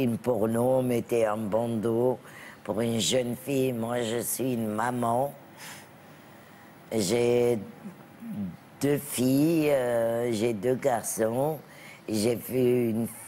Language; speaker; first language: French; non-native, local second language; Arabic